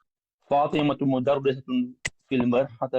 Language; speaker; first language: Arabic; non-native, learner; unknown